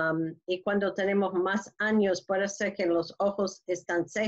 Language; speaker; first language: Spanish; non-native, learner; English